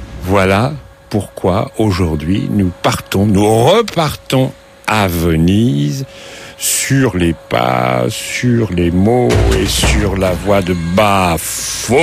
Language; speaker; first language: French; native; French